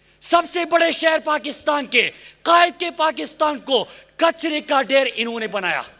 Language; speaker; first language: Urdu; non-native, local second language; Pashto